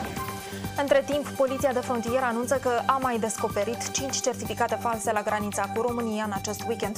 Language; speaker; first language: Romanian; native; Romanian